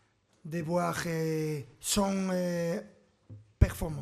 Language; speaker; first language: French; non-native, learner; Spanish